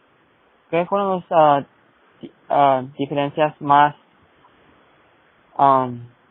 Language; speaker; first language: Spanish; early bilingual, heritage; Spanish